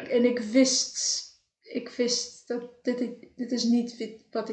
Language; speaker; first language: Dutch; non-native, fluent; Kabuverdianu